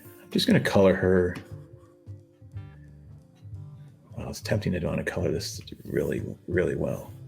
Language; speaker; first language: English; native; English